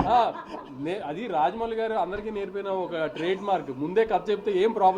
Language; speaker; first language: Telugu; native; Telugu